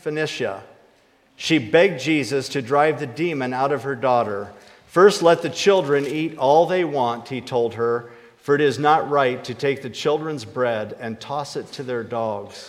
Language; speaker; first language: English; native; English